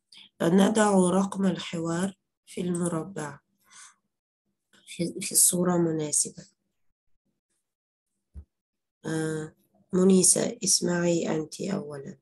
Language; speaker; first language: Arabic; non-native, fluent; Uzbek